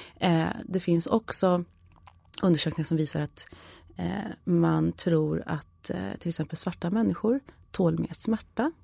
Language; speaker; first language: Swedish; early bilingual, other home language; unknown